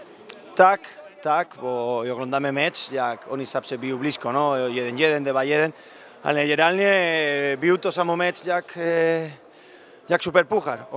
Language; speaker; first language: Polish; non-native, learner; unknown